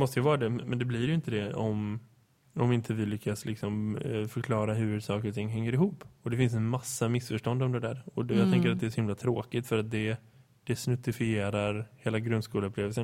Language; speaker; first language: Swedish; native; Swedish